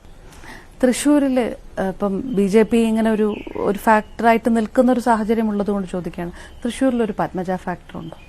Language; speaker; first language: Malayalam; native; Malayalam